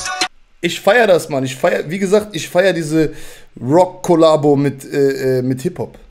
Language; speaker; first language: German; native; German